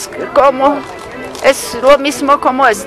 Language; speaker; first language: Spanish; non-native, learner; English